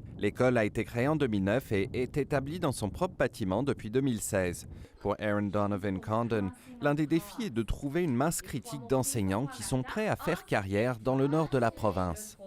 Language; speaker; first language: French; native; French